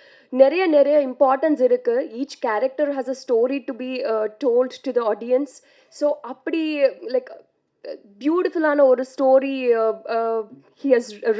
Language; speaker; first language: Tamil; non-native, learner; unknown